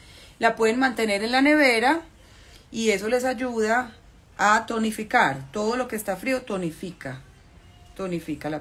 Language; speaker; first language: Spanish; native; Spanish